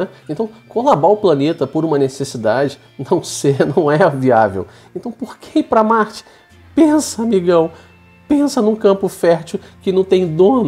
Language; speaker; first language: Portuguese; native; Portuguese